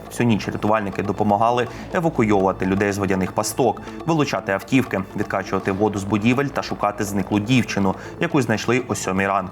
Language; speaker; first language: Ukrainian; native; Ukrainian